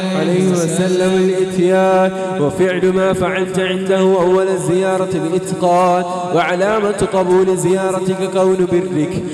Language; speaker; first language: Arabic; non-native, fluent; Malayalam